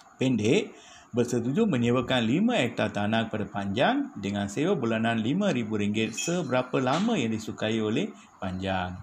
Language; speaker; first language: Malay; non-native, local second language; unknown